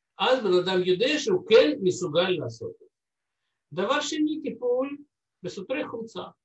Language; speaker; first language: Hebrew; non-native, fluent; Russian